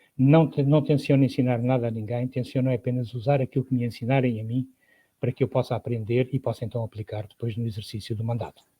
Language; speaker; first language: Portuguese; native; Portuguese